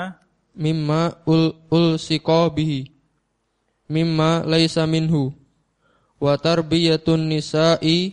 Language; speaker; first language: Arabic; non-native, learner; Indonesian